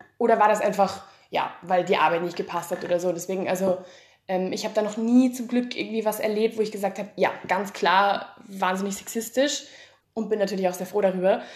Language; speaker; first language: German; native; German